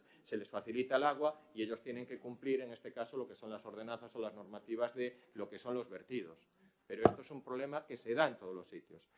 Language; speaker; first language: Spanish; native; Spanish